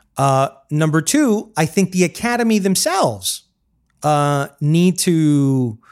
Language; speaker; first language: English; early bilingual, other home language; Spanish